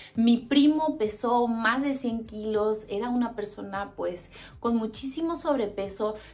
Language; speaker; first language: Spanish; native; Spanish